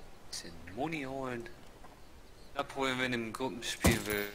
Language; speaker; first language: German; native; German